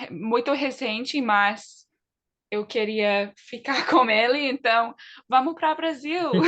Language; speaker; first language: Portuguese; early bilingual, other home language; English